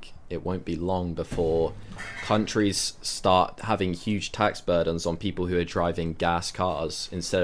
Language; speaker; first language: English; native; English